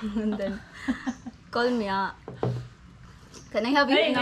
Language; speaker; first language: English; non-native, learner; Cebuano